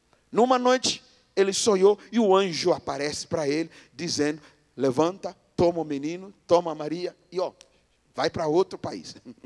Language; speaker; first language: Portuguese; non-native, fluent; English